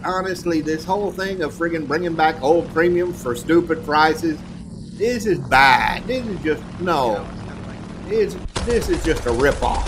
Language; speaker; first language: English; native; English